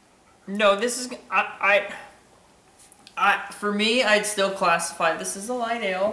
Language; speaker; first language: English; native; English